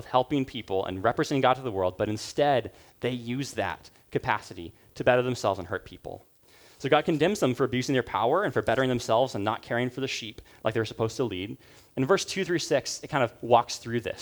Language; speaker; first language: English; native; English